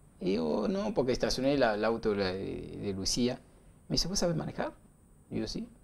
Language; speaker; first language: Spanish; non-native, learner; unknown